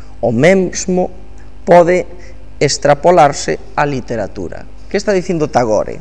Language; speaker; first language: Galician; native; Galician